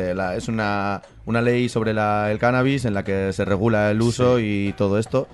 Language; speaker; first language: Spanish; native; Spanish